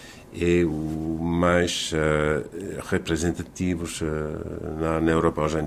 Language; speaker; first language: Portuguese; non-native, fluent; Finnish